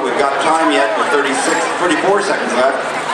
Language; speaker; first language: English; native; English